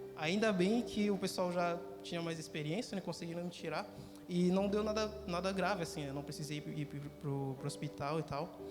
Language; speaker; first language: Portuguese; non-native, fluent; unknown